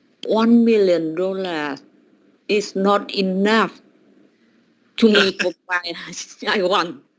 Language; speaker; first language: English; non-native, learner; Vietnamese